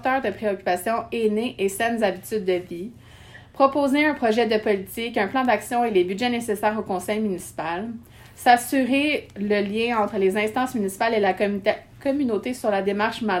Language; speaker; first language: French; native; French